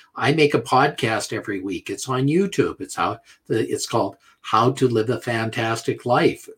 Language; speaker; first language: English; native; English